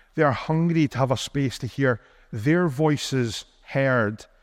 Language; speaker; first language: English; native; English